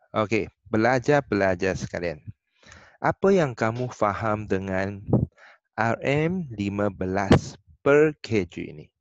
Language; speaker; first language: Malay; non-native, local second language; Chinese